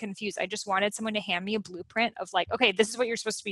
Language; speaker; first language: English; early bilingual, other home language; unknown